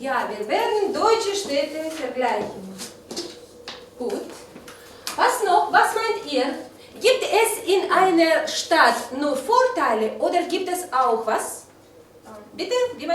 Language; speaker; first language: German; non-native, fluent; Russian